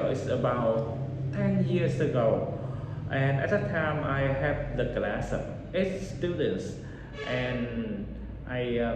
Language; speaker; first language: English; non-native, learner; Vietnamese